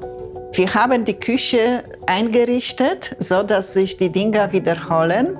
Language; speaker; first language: German; non-native, fluent; Polish